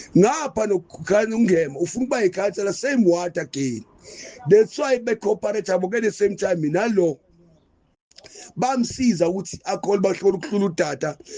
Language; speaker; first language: Zulu; non-native, local second language; Northern Sotho